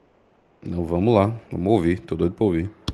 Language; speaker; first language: Portuguese; native; Portuguese